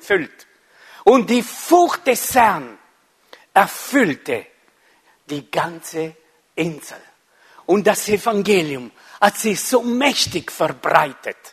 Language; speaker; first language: German; non-native, fluent; Italian